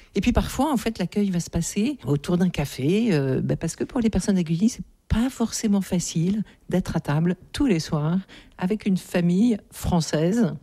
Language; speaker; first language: French; native; French